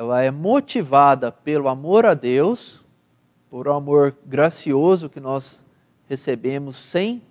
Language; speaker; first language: Portuguese; native; Portuguese